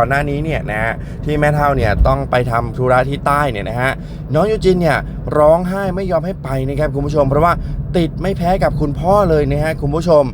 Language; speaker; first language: Thai; native; Thai